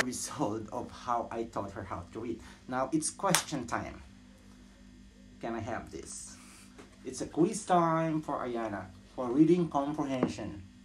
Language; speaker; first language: English; non-native, local second language; Filipino